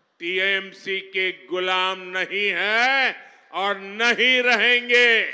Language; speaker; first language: Hindi; non-native, local second language; Gujarati